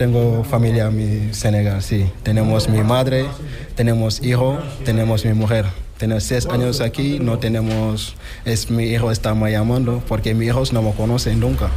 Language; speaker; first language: Spanish; non-native, learner; Wolof